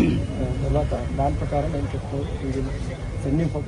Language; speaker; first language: Telugu; non-native, local second language; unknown